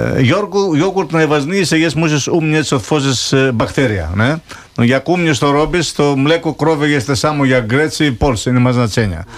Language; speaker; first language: Polish; non-native, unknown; Greek